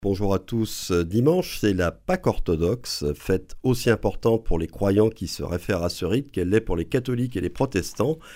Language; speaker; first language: French; native; French